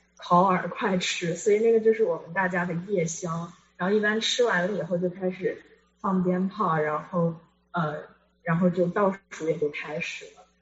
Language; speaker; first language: Chinese; native; Chinese